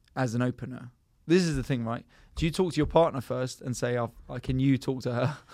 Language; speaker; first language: English; native; English